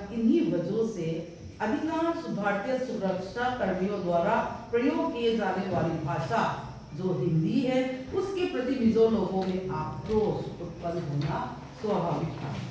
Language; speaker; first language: Hindi; non-native, local second language; Mizo